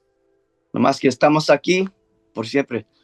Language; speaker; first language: Spanish; early bilingual, heritage; English